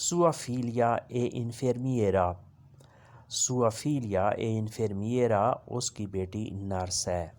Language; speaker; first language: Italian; non-native, learner; Urdu